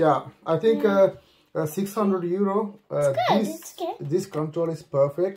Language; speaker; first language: English; non-native, learner; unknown